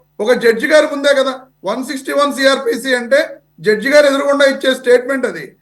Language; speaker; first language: Telugu; native; Telugu